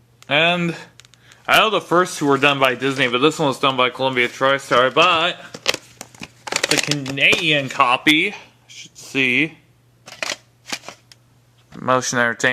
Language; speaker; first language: English; native; English